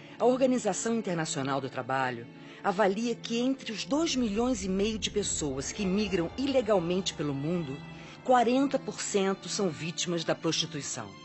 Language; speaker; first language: Portuguese; native; Portuguese